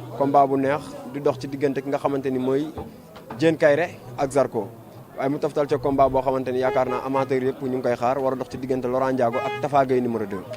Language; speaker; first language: Wolof; native; Wolof